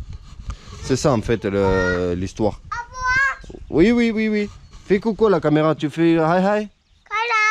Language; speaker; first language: French; native; French